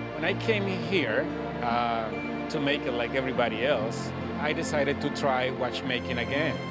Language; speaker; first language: English; non-native, fluent; Spanish